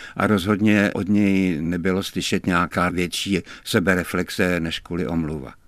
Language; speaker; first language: Czech; native; Czech